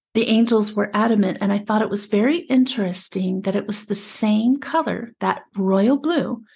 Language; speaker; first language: English; native; English